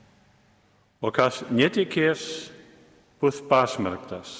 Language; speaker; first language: Lithuanian; native; Lithuanian